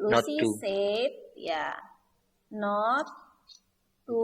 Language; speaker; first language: English; non-native, learner; Indonesian